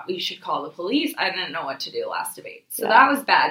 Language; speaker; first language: English; native; English